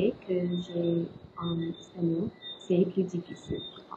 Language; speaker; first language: French; non-native, learner; English